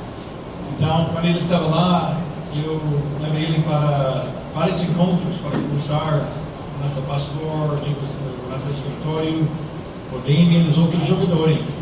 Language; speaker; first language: Portuguese; non-native, fluent; English